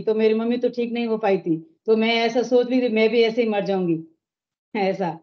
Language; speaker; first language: Hindi; native; Hindi